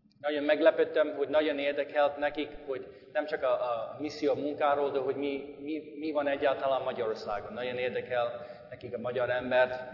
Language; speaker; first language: Hungarian; non-native, learner; English